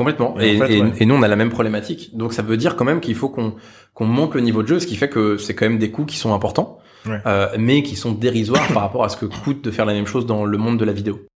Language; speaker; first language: French; native; French